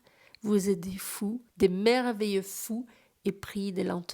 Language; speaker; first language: French; native; French